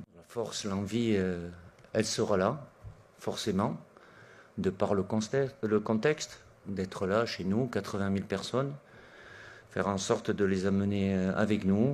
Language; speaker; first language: French; native; French